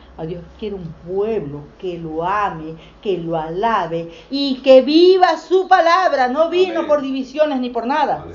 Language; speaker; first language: Spanish; native; Spanish